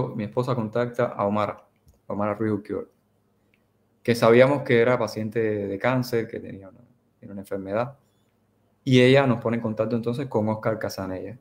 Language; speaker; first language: Spanish; native; Spanish